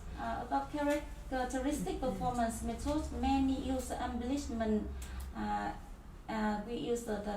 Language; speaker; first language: English; non-native, learner; Vietnamese